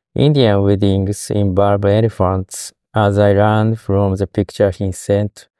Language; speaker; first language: English; non-native, fluent; Japanese